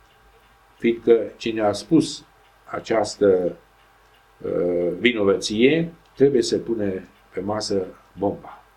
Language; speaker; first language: Romanian; non-native, local second language; Hungarian